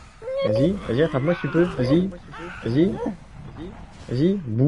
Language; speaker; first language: French; native; French